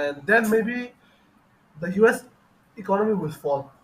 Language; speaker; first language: English; non-native, fluent; Bangla